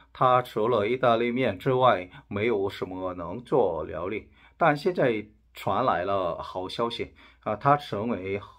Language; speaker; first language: Chinese; non-native, learner; Korean